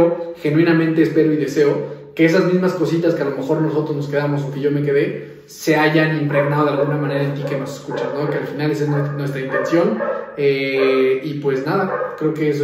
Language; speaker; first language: Spanish; native; Spanish